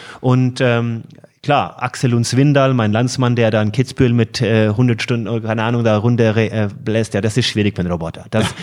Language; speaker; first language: German; non-native, fluent; Norwegian